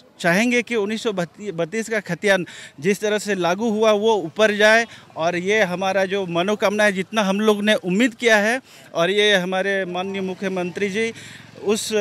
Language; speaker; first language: Hindi; native; Hindi